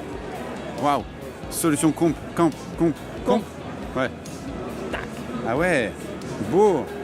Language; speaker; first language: French; native; French